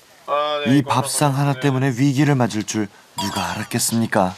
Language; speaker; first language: Korean; native; Korean